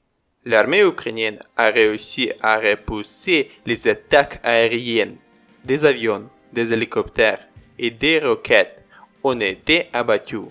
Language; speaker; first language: French; non-native, learner; Ukrainian